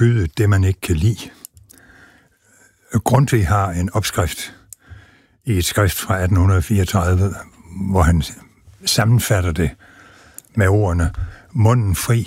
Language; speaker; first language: Danish; native; Danish